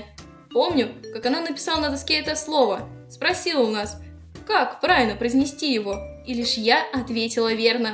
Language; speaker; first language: Russian; native; Russian